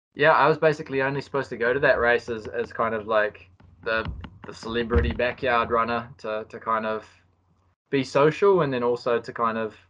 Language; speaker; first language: English; native; English